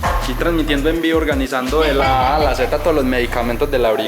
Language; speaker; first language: Spanish; native; Spanish